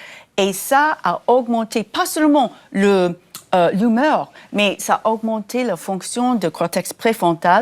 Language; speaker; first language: French; non-native, fluent; English